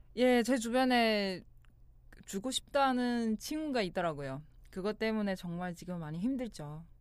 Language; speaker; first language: Korean; non-native, fluent; Chinese